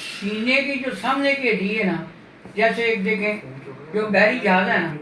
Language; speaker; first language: Hindi; non-native, local second language; Punjabi